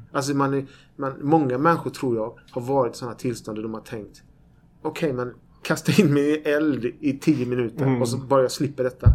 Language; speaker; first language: Swedish; native; Swedish